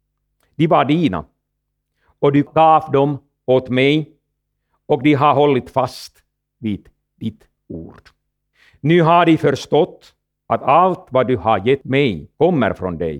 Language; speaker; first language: Swedish; non-native, fluent; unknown